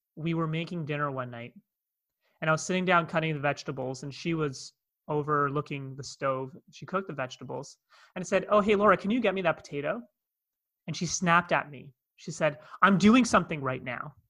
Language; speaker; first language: English; native; English